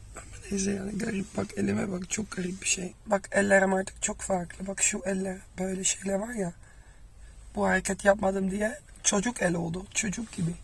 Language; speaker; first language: Turkish; early bilingual, heritage; Turkish